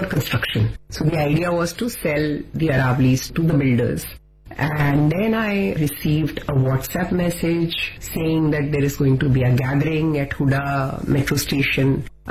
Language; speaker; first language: English; non-native, local second language; Hindi